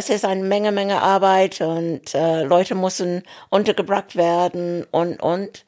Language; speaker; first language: German; non-native, fluent; English